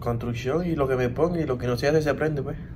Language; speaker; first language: Spanish; native; Spanish